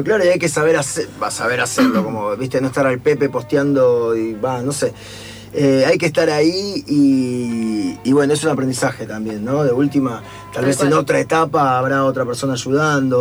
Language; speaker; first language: Spanish; native; Spanish